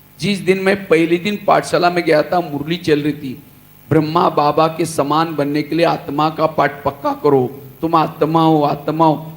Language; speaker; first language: Hindi; non-native, local second language; Marathi